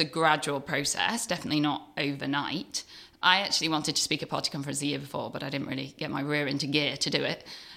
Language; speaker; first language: English; native; English